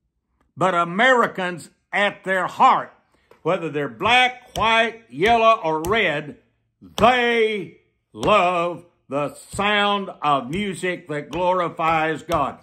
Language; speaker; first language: English; native; English